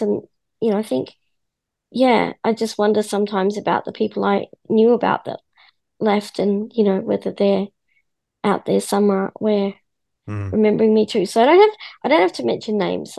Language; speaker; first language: English; native; English